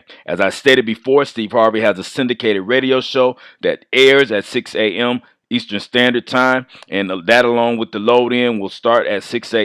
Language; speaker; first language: English; native; English